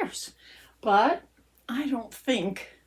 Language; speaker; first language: English; native; English